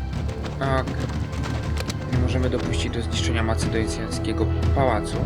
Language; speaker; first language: Polish; native; Polish